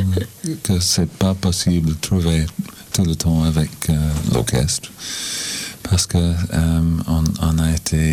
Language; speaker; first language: French; non-native, learner; English